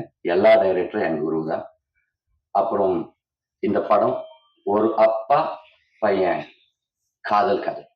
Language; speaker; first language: Tamil; non-native, learner; Telugu